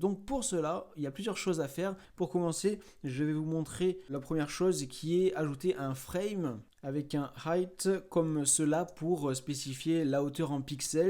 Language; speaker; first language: French; native; French